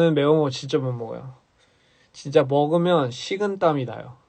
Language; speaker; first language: Korean; early bilingual, heritage; English